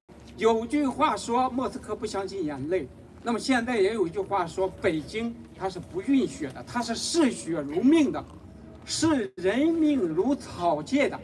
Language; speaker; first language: Chinese; native; Chinese